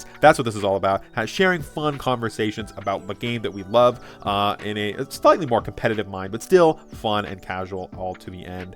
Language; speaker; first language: English; native; English